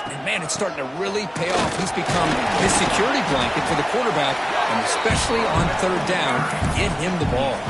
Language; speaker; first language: English; native; English